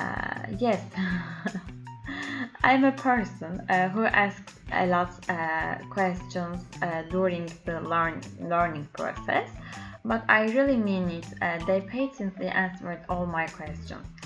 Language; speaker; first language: English; non-native, learner; Turkish